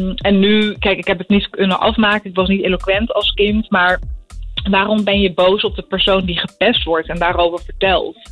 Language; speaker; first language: Dutch; early bilingual, other home language; Arabic